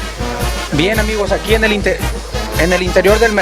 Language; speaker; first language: Spanish; native; Spanish